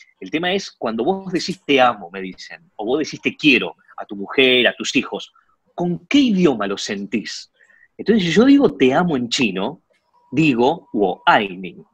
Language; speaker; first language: Spanish; early bilingual, other home language; Chinese